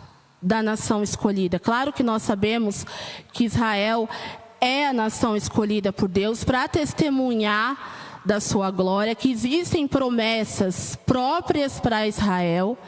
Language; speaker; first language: Portuguese; native; Portuguese